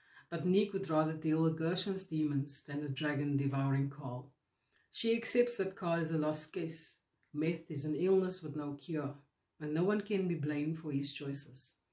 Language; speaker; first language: English; non-native, local second language; Afrikaans